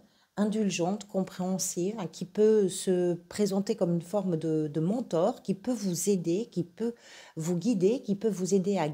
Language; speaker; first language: French; native; French